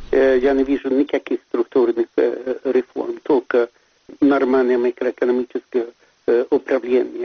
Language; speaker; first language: Russian; non-native, fluent; Swedish